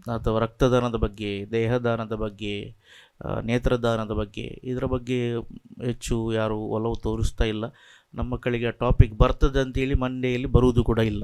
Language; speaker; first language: Kannada; native; Kannada